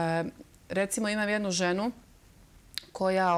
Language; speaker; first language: Serbian; native; Serbian